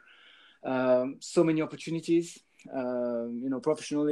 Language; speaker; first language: English; non-native, fluent; French